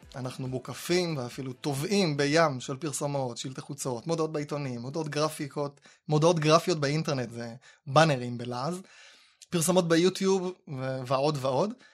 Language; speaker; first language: Hebrew; native; Hebrew